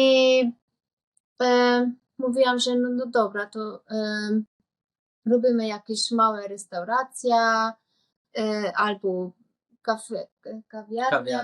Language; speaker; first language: Polish; non-native, learner; Hungarian